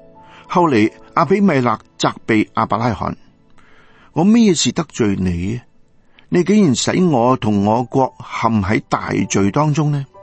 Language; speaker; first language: Chinese; non-native, local second language; Cantonese